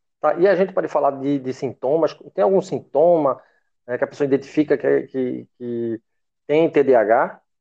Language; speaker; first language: Portuguese; native; Portuguese